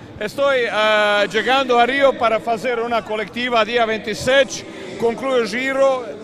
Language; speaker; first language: Spanish; non-native, fluent; Croatian